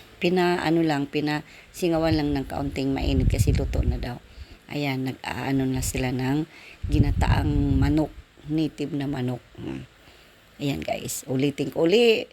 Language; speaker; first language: Filipino; non-native, local second language; Waray